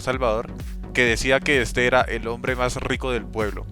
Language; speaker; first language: Spanish; native; Spanish